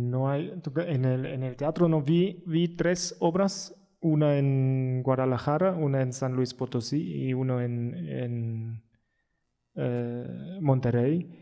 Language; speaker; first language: Spanish; non-native, learner; German